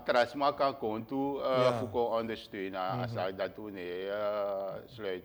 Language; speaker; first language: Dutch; non-native, local second language; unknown